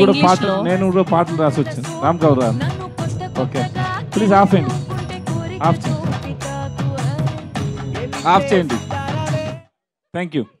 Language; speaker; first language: Telugu; non-native, learner; Tamil